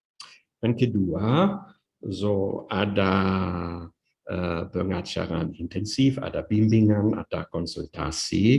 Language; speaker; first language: Indonesian; non-native, fluent; German